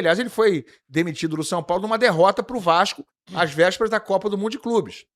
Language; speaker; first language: Portuguese; native; Portuguese